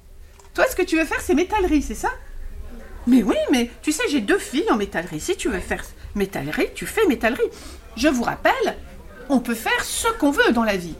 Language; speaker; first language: French; native; French